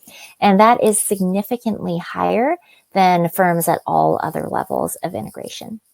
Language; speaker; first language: English; native; English